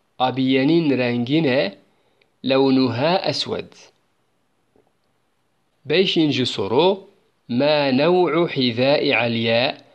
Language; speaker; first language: Arabic; non-native, fluent; Turkish